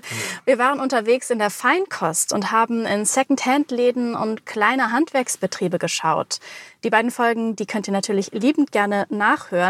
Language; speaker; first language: German; native; German